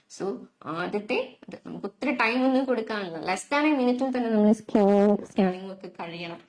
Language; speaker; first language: Malayalam; native; Malayalam